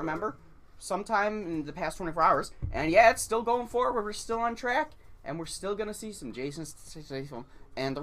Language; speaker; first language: English; native; English